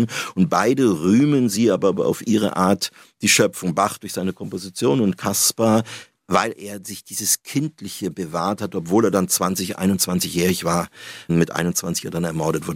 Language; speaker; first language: German; native; German